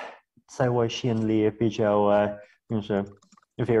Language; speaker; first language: Chinese; non-native, fluent; Russian